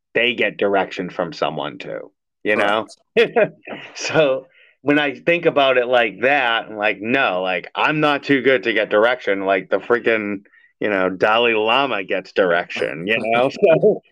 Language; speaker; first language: English; native; English